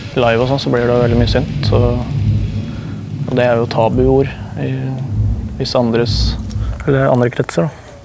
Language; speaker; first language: Norwegian; native; Norwegian